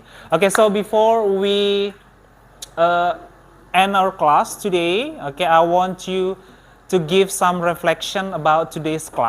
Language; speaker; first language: English; non-native, fluent; Indonesian